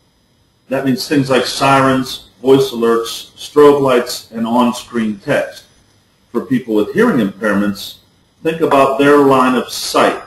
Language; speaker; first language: English; native; English